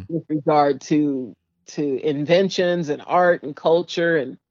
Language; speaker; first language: English; native; English